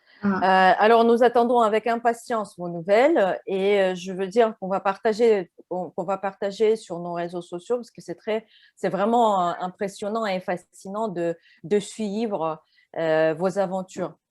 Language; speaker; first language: French; non-native, fluent; Russian